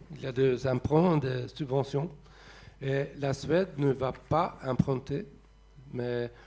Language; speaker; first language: French; non-native, fluent; Swedish